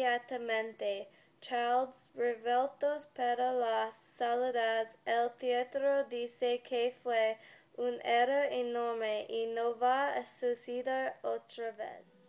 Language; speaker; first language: Spanish; non-native, learner; English